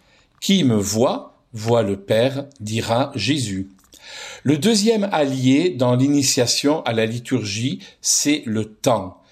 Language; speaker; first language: French; native; French